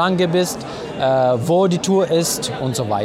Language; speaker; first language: German; non-native, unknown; Italian